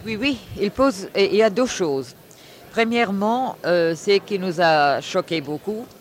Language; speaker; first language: French; non-native, fluent; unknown